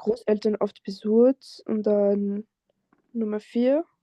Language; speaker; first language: German; non-native, fluent; French